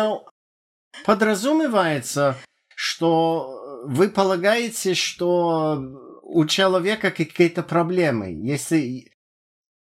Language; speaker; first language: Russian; non-native, fluent; English